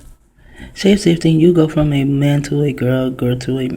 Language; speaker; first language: English; native; English